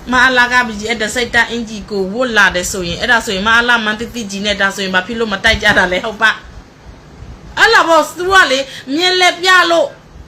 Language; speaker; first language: Burmese; non-native, local second language; S'gaw Karen